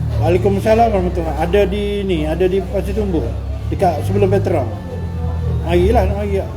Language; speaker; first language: Malay; native; Malay